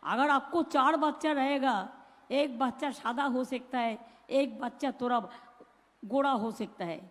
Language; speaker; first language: Hindi; non-native, local second language; Bangla